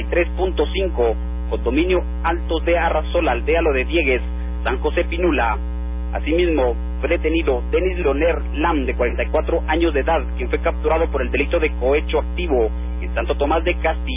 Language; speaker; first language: Spanish; native; Spanish